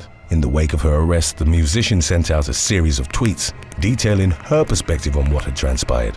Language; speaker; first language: English; native; English